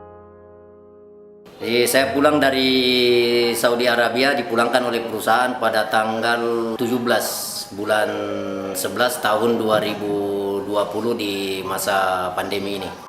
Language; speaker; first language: Indonesian; non-native, local second language; Buginese